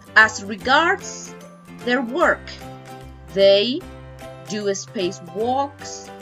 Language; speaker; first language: English; non-native, fluent; Spanish